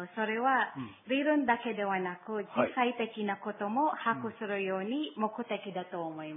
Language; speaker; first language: Japanese; non-native, learner; Filipino